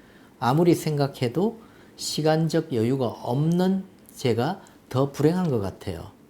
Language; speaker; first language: Korean; native; Korean